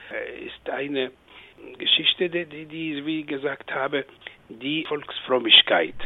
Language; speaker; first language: German; non-native, fluent; Arabic